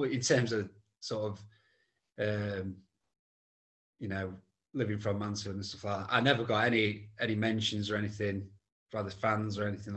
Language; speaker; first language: English; native; English